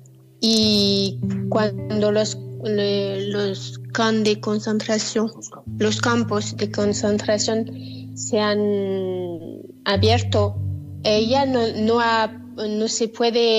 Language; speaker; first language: Spanish; non-native, learner; French